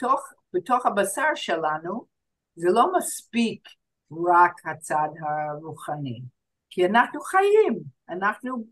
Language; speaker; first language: Hebrew; non-native, fluent; English